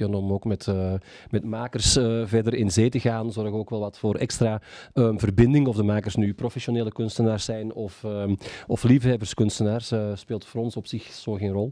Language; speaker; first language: Dutch; native; Dutch